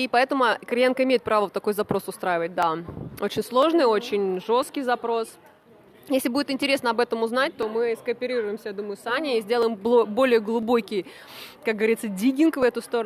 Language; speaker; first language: Russian; native; Russian